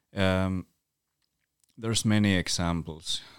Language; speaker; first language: English; non-native, fluent; Northern Sami